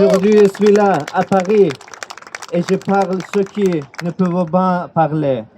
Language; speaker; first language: French; non-native, learner; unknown